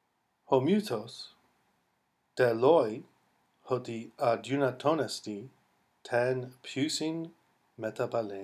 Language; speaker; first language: Greek; non-native, fluent; English